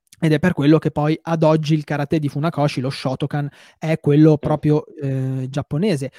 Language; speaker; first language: Italian; native; Italian